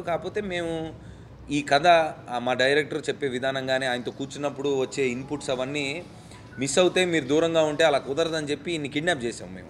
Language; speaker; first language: Telugu; native; Telugu